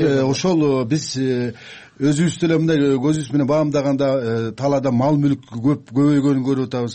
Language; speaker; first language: Kyrgyz; native; Kyrgyz